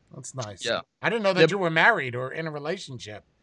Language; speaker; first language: English; native; English